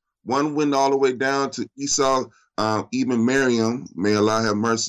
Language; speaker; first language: English; native; English